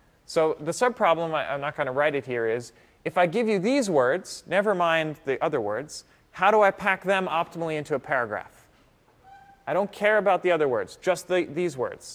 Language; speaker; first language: English; native; English